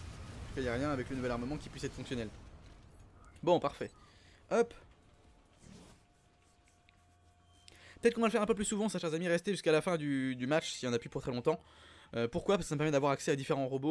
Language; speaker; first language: French; native; French